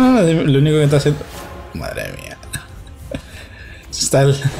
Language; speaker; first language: Spanish; native; Spanish